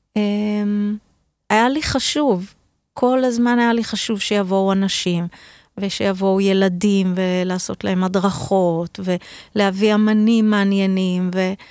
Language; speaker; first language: Hebrew; native; Hebrew